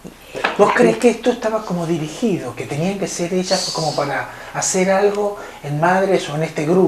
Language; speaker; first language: Spanish; native; Spanish